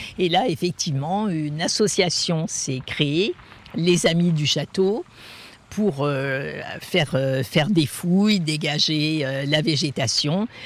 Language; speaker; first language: French; native; French